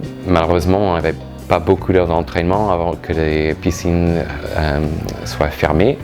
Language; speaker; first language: French; non-native, fluent; English